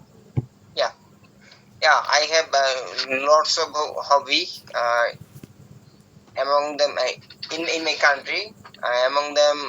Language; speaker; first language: English; non-native, learner; Bangla